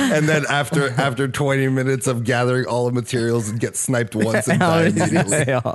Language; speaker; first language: English; non-native, fluent; Norwegian